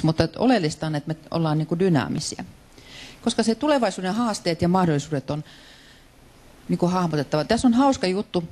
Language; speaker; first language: Finnish; native; Finnish